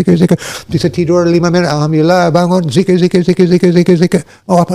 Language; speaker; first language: Indonesian; non-native, learner; English